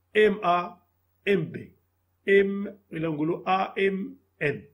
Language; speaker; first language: French; non-native, local second language; Arabic